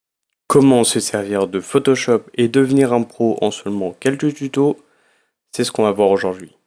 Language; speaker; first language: French; native; French